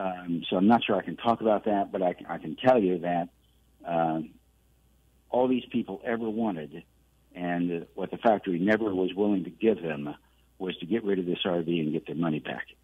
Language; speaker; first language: English; native; English